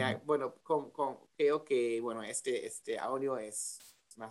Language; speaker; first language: Spanish; non-native, learner; German